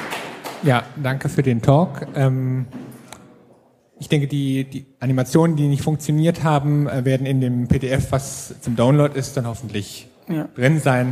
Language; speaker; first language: German; native; German